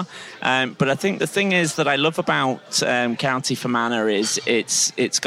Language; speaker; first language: English; native; English